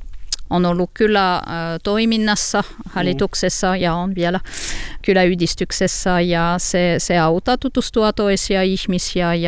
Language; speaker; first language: Finnish; non-native, learner; French